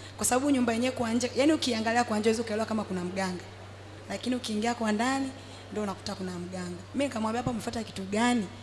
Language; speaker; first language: Swahili; native; Swahili